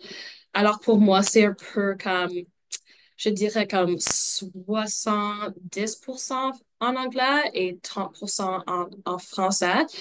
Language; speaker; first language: French; non-native, local second language; English